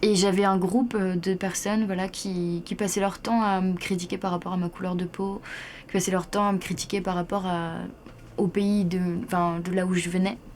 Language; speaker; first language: French; native; French